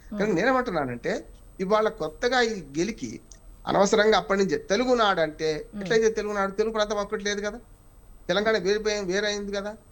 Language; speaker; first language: Telugu; native; Telugu